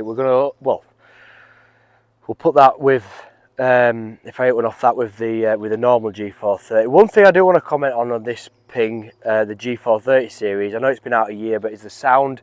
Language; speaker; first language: English; native; English